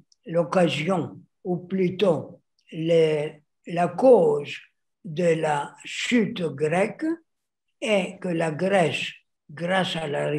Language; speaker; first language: French; non-native, fluent; Greek